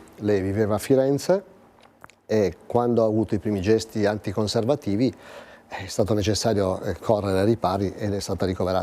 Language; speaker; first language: Italian; native; Italian